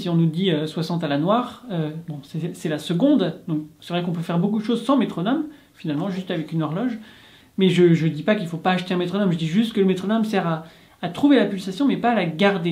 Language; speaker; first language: French; native; French